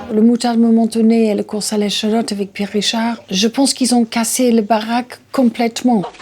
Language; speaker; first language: French; non-native, fluent; English